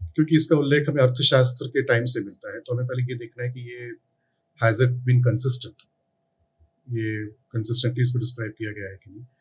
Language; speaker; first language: Hindi; non-native, local second language; Tamil